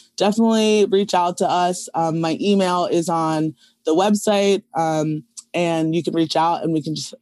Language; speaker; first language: English; native; English